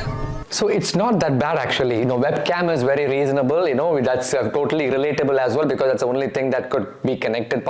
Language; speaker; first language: English; non-native, local second language; Tamil